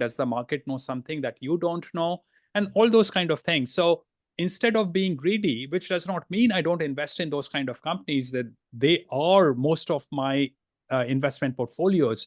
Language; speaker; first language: English; non-native, fluent; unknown